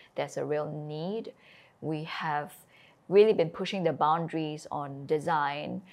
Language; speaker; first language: English; native; English